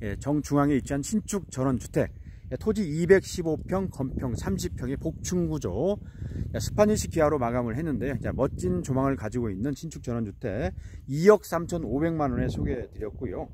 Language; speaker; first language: Korean; native; Korean